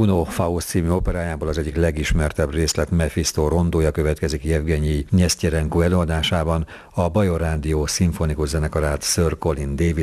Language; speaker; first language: Hungarian; native; Hungarian